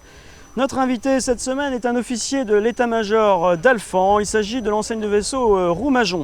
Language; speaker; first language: French; native; French